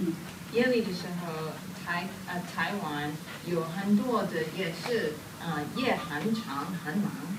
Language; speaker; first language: Chinese; non-native, learner; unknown